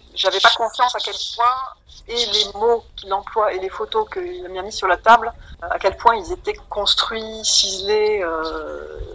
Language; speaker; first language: French; native; French